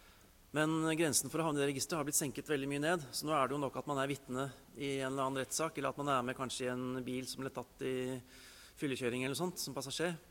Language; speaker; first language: Norwegian; native; Norwegian